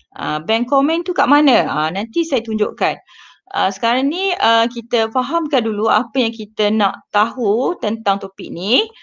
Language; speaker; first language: Malay; native; Malay